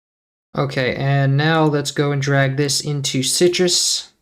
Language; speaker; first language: English; native; English